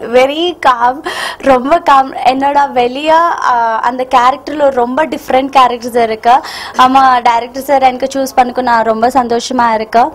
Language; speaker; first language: Tamil; non-native, learner; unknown